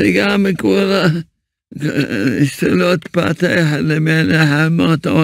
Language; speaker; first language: Hebrew; early bilingual, other home language; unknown